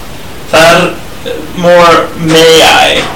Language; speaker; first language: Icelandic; non-native, learner; English